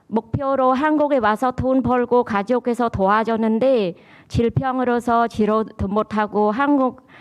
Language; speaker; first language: Korean; non-native, learner; Khmer